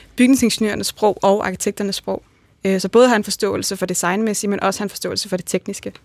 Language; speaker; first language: Danish; native; Danish